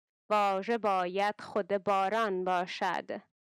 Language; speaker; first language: Persian; native; Persian